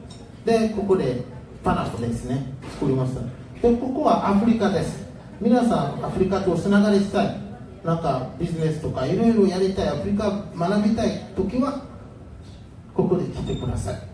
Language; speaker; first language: Japanese; non-native, learner; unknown